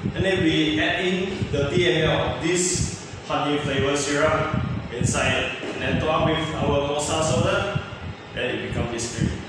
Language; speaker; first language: English; non-native, local second language; Chinese